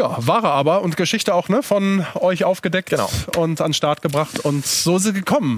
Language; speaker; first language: German; native; German